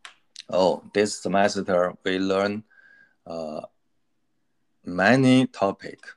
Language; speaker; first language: English; non-native, learner; Chinese